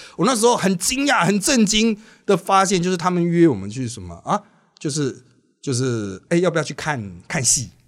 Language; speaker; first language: Chinese; native; Chinese